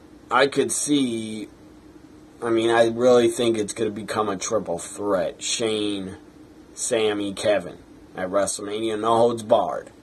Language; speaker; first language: English; native; English